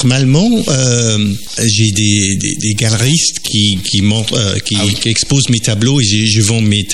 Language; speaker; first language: French; non-native, fluent; English